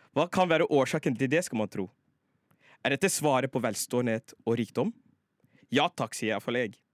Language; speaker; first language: Norwegian; native; Norwegian